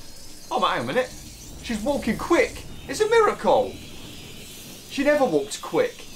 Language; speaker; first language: English; native; English